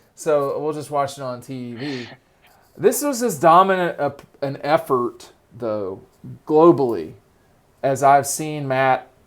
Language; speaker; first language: English; native; English